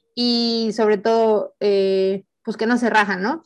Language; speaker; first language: Spanish; native; Spanish